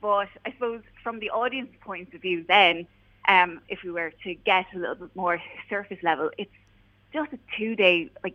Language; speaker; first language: English; native; English